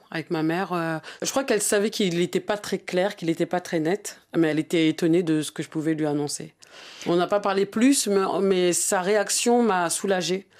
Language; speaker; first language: French; early bilingual, other home language; Bambara